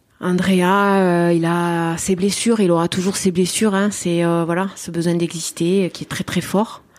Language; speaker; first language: French; native; French